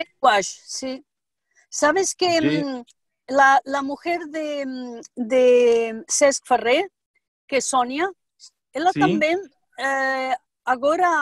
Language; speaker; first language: Portuguese; non-native, learner; Spanish